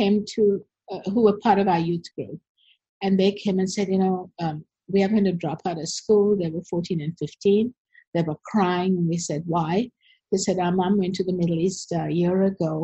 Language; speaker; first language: English; non-native, local second language; Sinhala